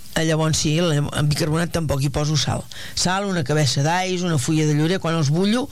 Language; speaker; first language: Catalan; native; Catalan